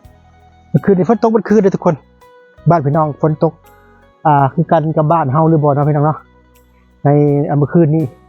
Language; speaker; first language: Thai; non-native, local second language; Lao